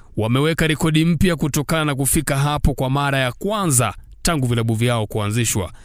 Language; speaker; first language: Swahili; native; Swahili